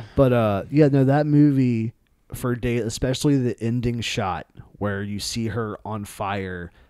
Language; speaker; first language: English; native; English